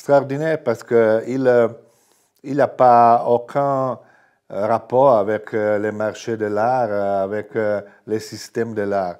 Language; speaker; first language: French; non-native, fluent; Italian